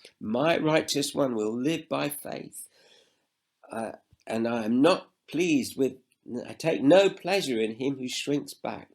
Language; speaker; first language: English; native; English